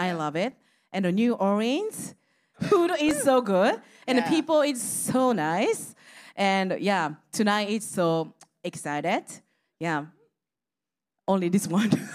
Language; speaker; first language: English; non-native, learner; Japanese